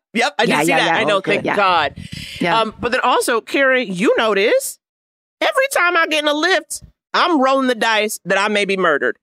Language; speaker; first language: English; native; English